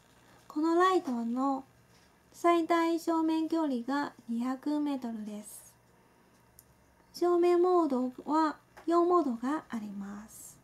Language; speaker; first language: Japanese; non-native, fluent; Chinese